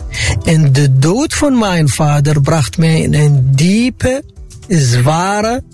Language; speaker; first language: Dutch; non-native, fluent; Arabic